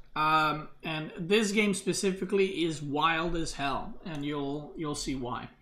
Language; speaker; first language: English; non-native, fluent; Serbian